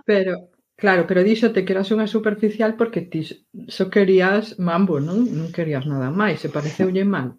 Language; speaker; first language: Galician; non-native, local second language; Spanish